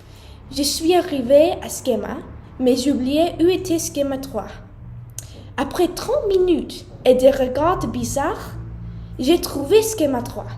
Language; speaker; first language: French; non-native, learner; English